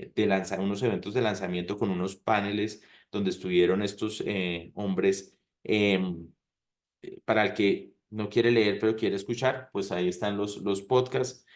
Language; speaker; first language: Spanish; native; Spanish